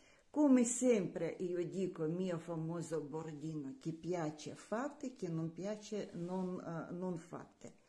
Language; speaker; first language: Italian; non-native, learner; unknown